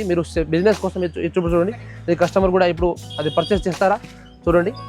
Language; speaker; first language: Telugu; non-native, local second language; Urdu